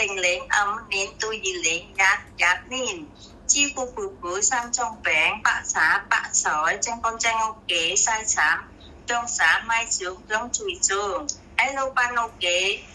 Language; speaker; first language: Chinese; non-native, learner; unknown